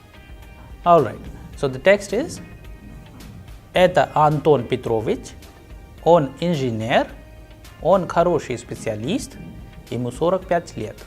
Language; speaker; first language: Russian; non-native, fluent; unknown